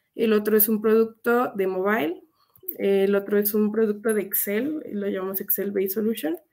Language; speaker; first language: Spanish; native; Spanish